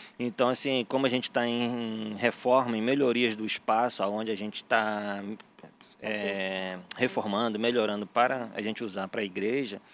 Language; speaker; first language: Portuguese; native; Portuguese